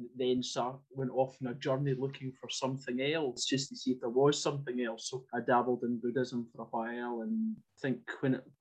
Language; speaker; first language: English; native; English